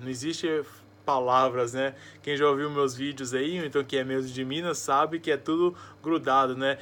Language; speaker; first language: Portuguese; native; Portuguese